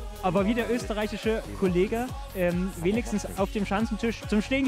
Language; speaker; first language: German; native; German